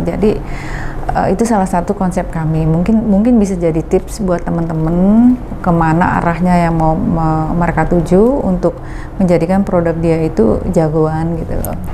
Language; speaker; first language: Indonesian; native; Indonesian